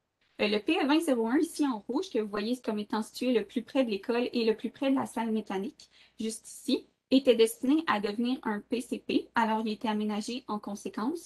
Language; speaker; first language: French; native; French